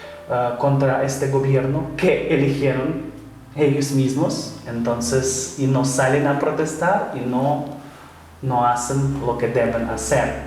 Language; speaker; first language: Spanish; non-native, fluent; Ukrainian